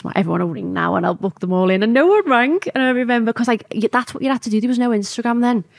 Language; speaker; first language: English; native; English